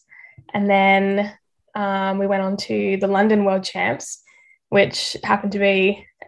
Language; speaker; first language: English; native; English